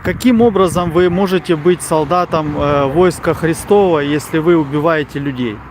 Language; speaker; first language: Russian; non-native, local second language; Ukrainian